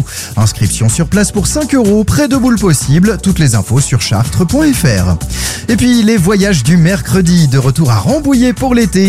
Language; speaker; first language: French; native; French